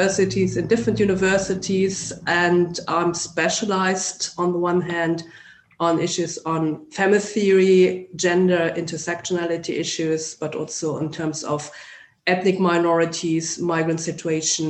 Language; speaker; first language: English; non-native, fluent; German